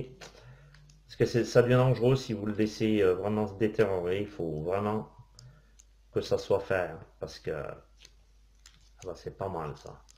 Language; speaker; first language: French; native; French